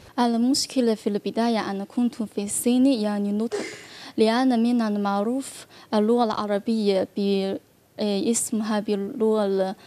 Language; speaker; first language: Arabic; non-native, learner; Chinese